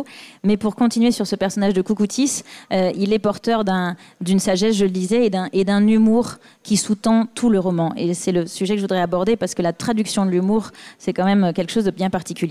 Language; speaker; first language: French; native; French